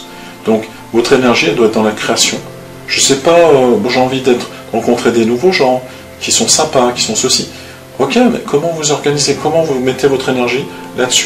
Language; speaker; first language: French; native; French